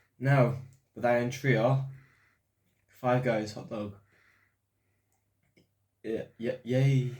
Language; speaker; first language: Welsh; non-native, local second language; English